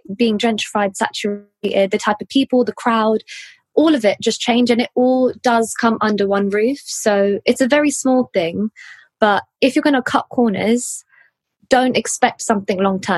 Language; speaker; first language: English; native; English